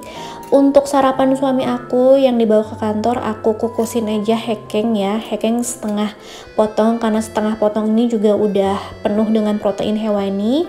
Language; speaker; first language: Indonesian; native; Indonesian